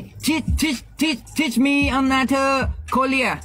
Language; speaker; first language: English; non-native, learner; Thai